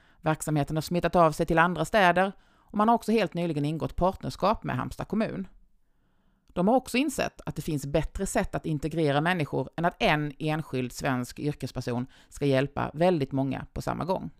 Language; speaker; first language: Swedish; native; Swedish